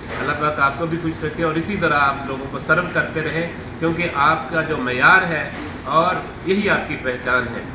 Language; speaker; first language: Urdu; native; Urdu